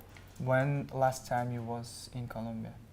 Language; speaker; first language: English; non-native, learner; Uzbek